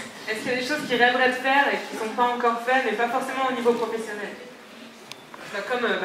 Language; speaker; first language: French; native; French